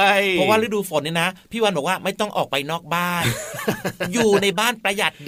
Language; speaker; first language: Thai; native; Thai